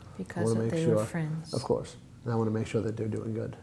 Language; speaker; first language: English; native; English